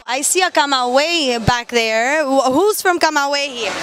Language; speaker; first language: English; early bilingual, other home language; Spanish